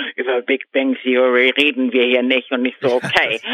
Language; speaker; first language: German; native; German